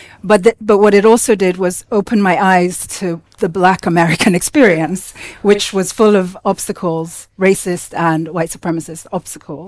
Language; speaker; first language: English; non-native, local second language; Finnish